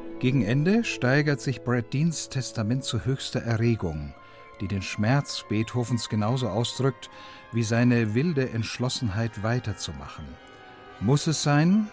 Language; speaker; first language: German; native; German